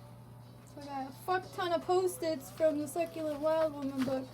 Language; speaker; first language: English; native; English